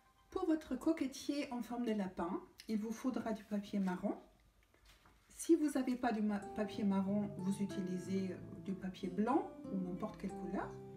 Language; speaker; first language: French; native; French